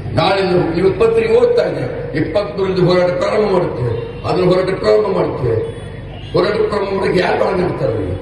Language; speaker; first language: Kannada; non-native, local second language; Urdu